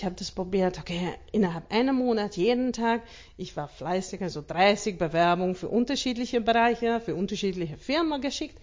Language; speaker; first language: German; non-native, learner; Hungarian